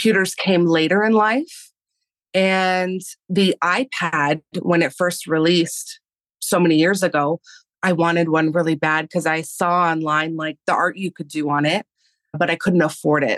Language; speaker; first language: English; early bilingual, other home language; Spanish